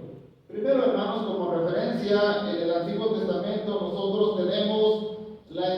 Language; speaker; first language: Spanish; native; Spanish